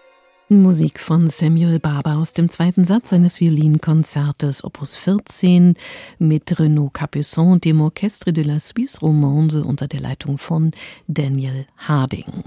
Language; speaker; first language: German; native; German